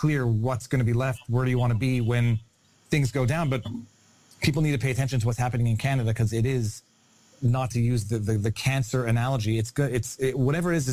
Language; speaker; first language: English; native; English